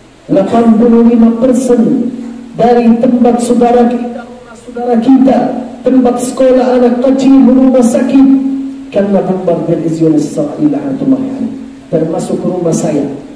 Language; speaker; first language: Indonesian; non-native, fluent; Arabic